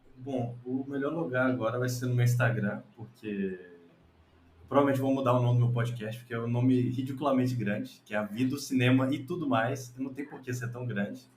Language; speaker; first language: Portuguese; native; Portuguese